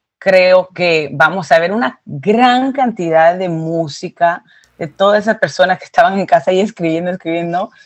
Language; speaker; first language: Spanish; early bilingual, heritage; Spanish